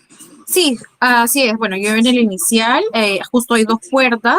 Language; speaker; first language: Spanish; native; Spanish